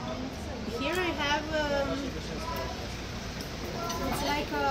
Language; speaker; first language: English; non-native, fluent; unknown